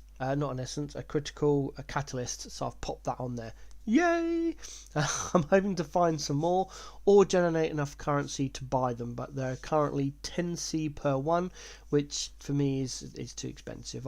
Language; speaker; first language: English; native; English